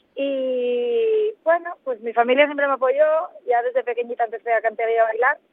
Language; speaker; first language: Spanish; native; Spanish